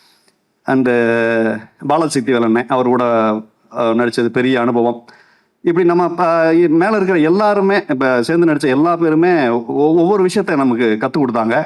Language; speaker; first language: Tamil; native; Tamil